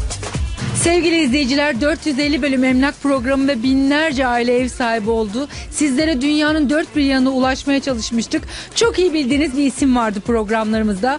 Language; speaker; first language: Turkish; native; Turkish